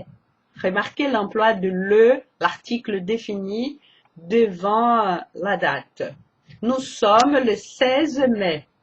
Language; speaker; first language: French; non-native, fluent; Portuguese